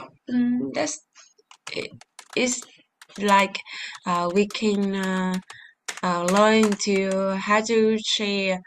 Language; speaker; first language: English; non-native, learner; Vietnamese